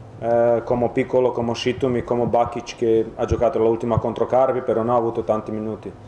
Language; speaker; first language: Italian; non-native, fluent; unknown